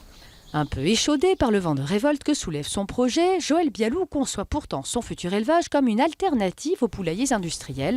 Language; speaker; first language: French; native; French